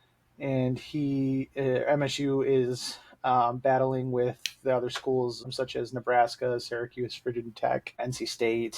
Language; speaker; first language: English; native; English